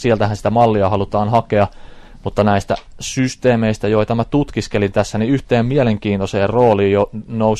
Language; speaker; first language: Finnish; native; Finnish